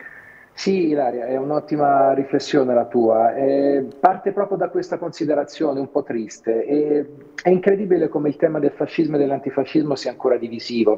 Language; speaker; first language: Italian; native; Italian